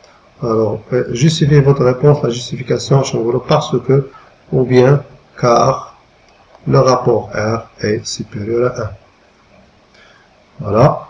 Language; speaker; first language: French; non-native, local second language; Arabic